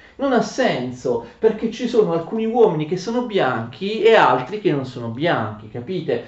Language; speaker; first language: Italian; native; Italian